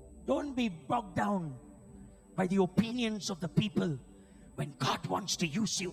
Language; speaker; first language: English; non-native, local second language; Tamil